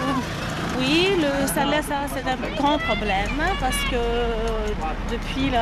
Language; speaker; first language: French; non-native, fluent; Greek